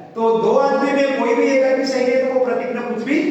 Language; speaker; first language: Hindi; non-native, local second language; Telugu